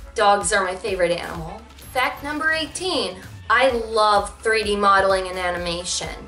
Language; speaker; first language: English; native; English